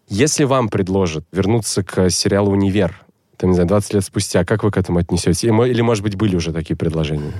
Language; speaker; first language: Russian; native; Russian